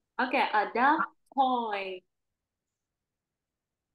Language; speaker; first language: English; non-native, fluent; Vietnamese